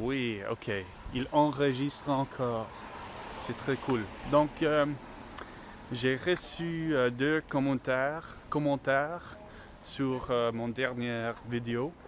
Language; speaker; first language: French; non-native, learner; English